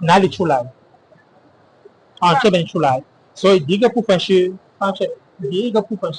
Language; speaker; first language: Chinese; non-native, learner; French